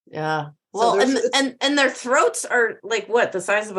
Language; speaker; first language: English; native; English